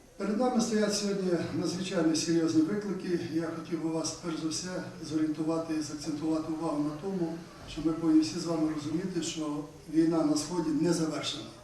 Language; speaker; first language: Ukrainian; native; Ukrainian